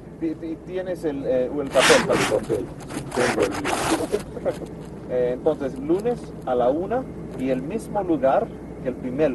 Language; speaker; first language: Spanish; non-native, learner; English